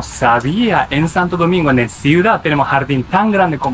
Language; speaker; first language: Spanish; non-native, learner; Japanese